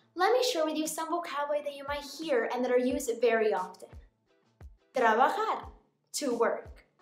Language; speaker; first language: English; native; English